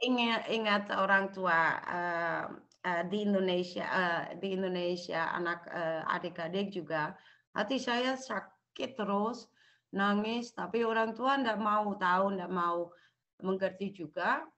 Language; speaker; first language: Indonesian; non-native, local second language; Javanese